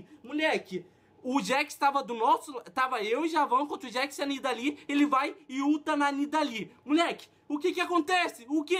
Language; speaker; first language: Portuguese; native; Portuguese